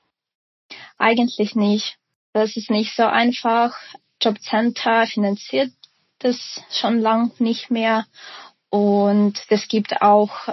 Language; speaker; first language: German; non-native, fluent; Ukrainian